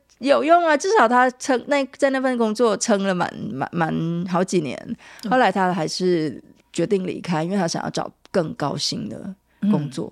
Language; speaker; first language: Chinese; native; Chinese